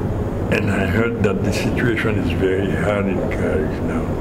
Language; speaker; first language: English; non-native, fluent; Haitian Creole